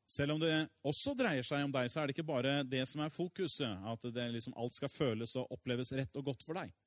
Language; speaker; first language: Norwegian; native; Norwegian